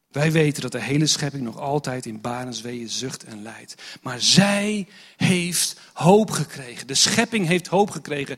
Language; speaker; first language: Dutch; non-native, fluent; English